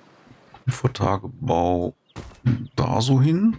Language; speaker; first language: German; native; German